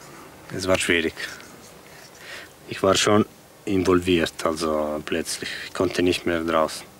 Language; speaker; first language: German; non-native, fluent; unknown